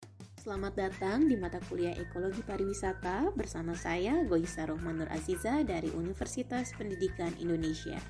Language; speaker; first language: Indonesian; native; Indonesian